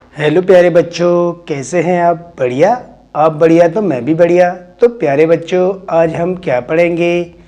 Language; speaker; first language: Hindi; native; Hindi